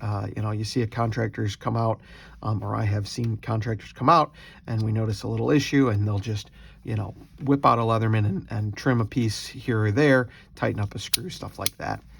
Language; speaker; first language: English; native; English